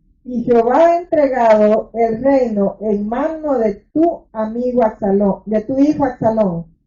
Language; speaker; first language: Spanish; native; Spanish